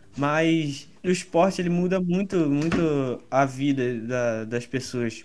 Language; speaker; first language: Portuguese; native; Portuguese